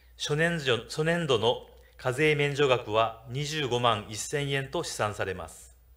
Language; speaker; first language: Japanese; native; Japanese